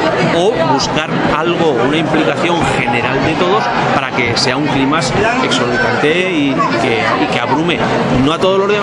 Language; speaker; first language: Spanish; native; Spanish